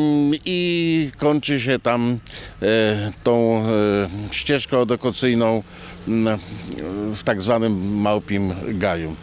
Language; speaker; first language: Polish; native; Polish